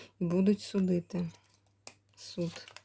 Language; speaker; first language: Ukrainian; native; Ukrainian